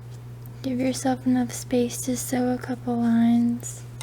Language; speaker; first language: English; native; English